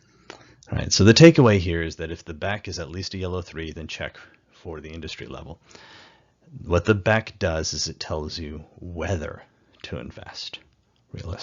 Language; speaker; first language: English; native; English